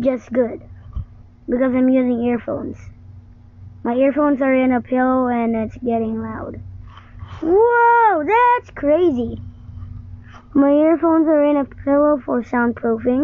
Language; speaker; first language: English; non-native, local second language; Filipino